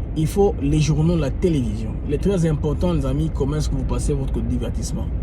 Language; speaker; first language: French; non-native, local second language; Lingala